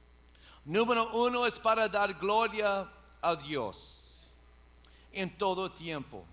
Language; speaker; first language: Spanish; early bilingual, heritage; English